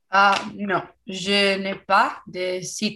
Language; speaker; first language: French; non-native, learner; English